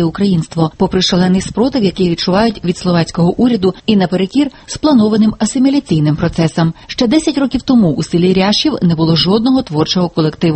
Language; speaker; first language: Ukrainian; native; Ukrainian